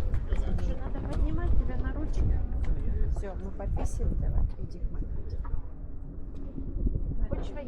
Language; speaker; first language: Russian; native; Russian